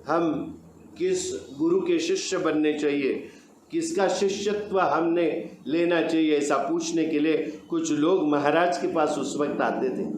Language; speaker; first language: Hindi; non-native, local second language; Marathi